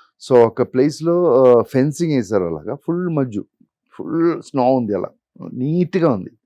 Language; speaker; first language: Telugu; non-native, fluent; Malayalam